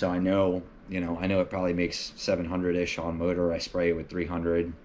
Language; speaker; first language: English; native; English